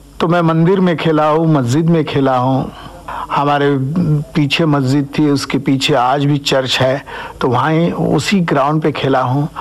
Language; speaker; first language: Hindi; non-native, local second language; Marathi